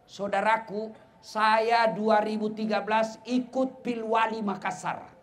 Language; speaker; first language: Indonesian; non-native, local second language; Buginese